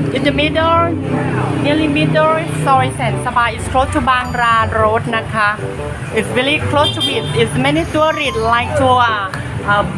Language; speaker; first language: English; non-native, learner; Thai